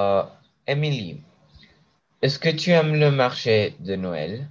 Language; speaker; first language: French; non-native, learner; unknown